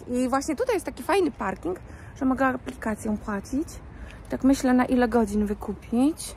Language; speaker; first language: Polish; native; Polish